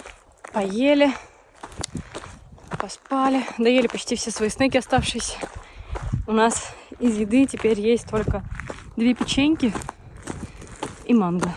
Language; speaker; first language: Russian; native; Russian